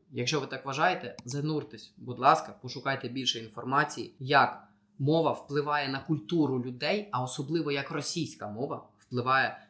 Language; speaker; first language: Ukrainian; non-native, local second language; Russian